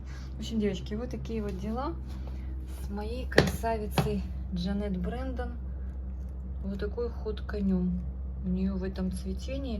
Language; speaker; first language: Russian; native; Russian